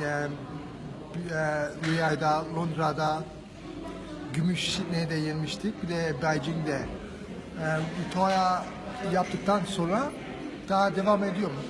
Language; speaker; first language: Turkish; early bilingual, heritage; Turkish